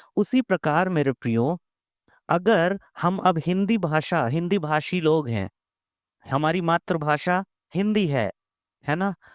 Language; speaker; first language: Hindi; native; Hindi